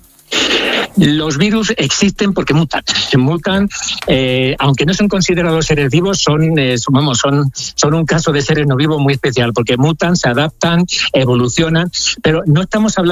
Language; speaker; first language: Spanish; native; Spanish